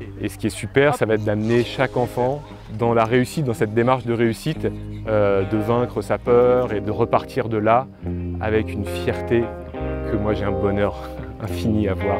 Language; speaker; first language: French; native; French